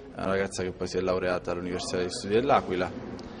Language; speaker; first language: Italian; native; Italian